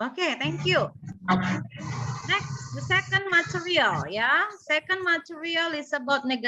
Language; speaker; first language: English; non-native, learner; Indonesian